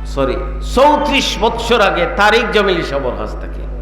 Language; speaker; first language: Bangla; native; Bangla